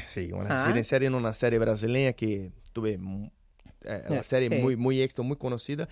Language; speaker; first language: Spanish; non-native, learner; Portuguese